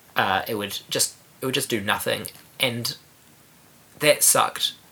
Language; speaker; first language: English; native; English